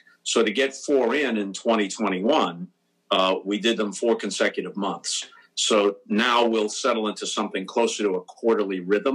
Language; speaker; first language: English; native; English